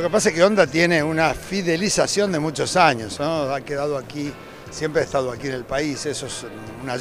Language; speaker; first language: Spanish; native; Spanish